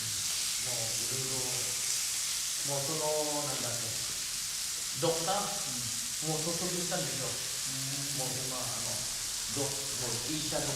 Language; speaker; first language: Japanese; non-native, fluent; Filipino